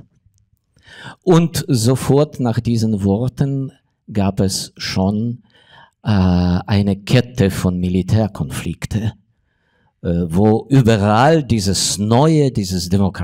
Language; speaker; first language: German; non-native, fluent; Ukrainian